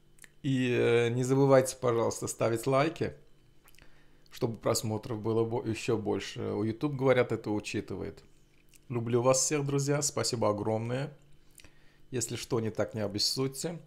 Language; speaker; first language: Russian; non-native, local second language; Azerbaijani